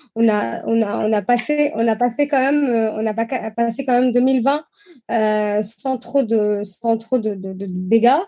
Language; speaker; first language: French; non-native, fluent; Arabic